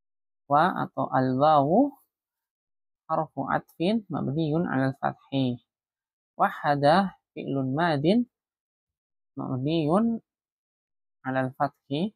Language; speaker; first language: Arabic; non-native, fluent; Indonesian